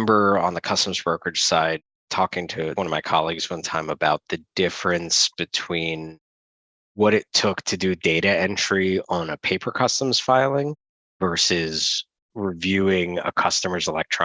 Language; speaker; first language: English; native; English